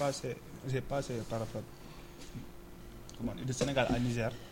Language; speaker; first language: French; non-native, learner; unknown